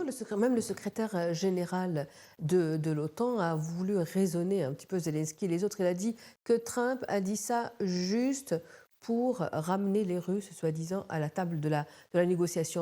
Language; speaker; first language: French; non-native, fluent; Arabic